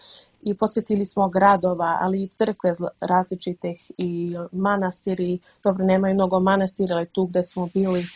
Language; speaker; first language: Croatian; early bilingual, heritage; Dutch